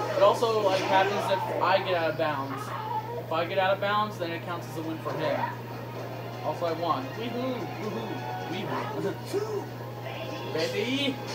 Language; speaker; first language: English; native; English